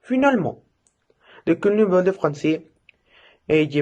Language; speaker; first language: French; non-native, learner; Spanish